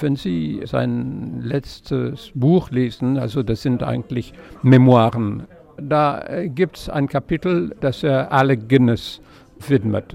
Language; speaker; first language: German; non-native, fluent; French